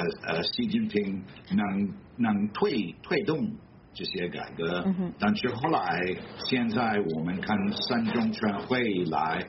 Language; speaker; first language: Chinese; non-native, fluent; English